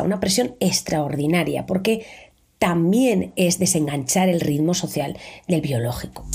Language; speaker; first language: Spanish; native; Spanish